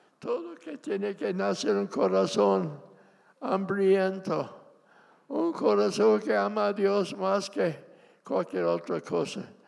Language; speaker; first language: Spanish; non-native, fluent; English